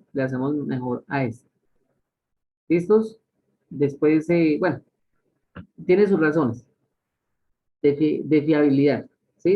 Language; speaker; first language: Spanish; native; Spanish